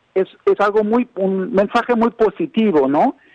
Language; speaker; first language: Spanish; non-native, fluent; German